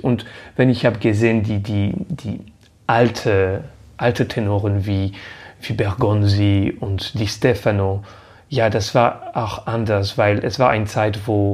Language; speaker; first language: German; non-native, fluent; French